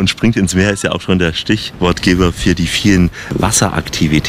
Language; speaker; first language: German; native; German